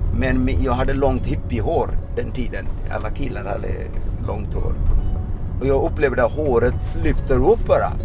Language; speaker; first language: Swedish; non-native, fluent; Odia